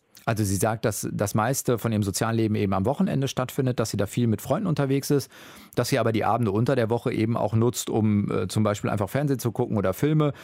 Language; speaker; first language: German; native; German